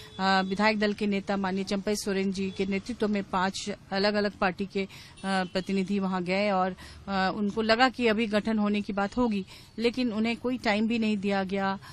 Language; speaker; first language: Hindi; native; Hindi